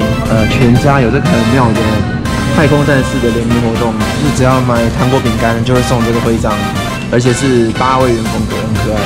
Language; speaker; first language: Chinese; native; Chinese